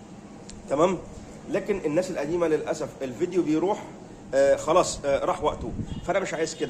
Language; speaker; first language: Arabic; native; Arabic